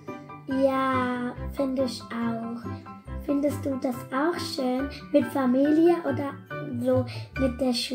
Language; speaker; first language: German; early bilingual, other home language; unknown